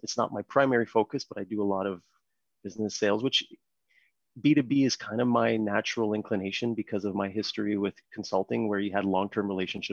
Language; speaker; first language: English; non-native, fluent; French